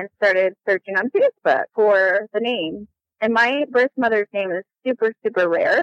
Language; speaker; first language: English; native; English